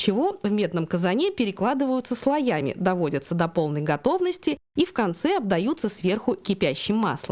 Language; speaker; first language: Russian; native; Russian